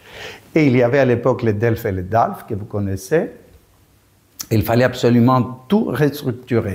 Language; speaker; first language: French; non-native, fluent; Greek